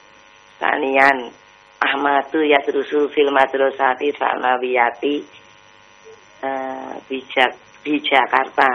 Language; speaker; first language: Arabic; non-native, learner; Indonesian